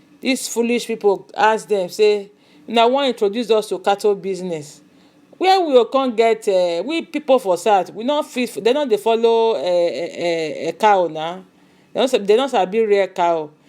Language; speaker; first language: Nigerian Pidgin; non-native, local second language; Igbo